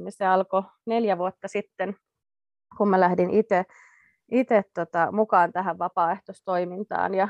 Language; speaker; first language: Finnish; native; Finnish